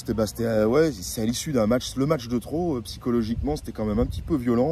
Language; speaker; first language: French; native; French